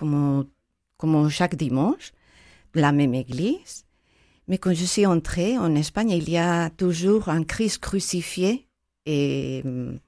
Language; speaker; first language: French; non-native, fluent; Spanish